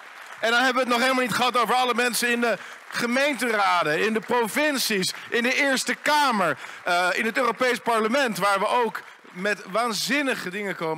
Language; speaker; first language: Dutch; native; Dutch